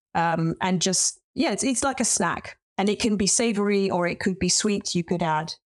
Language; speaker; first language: English; native; English